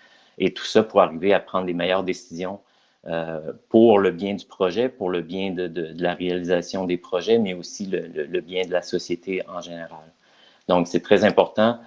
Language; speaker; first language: French; native; French